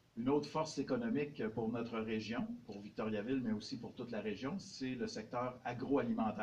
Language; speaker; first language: French; native; French